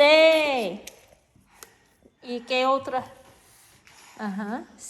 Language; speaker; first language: Spanish; non-native, learner; English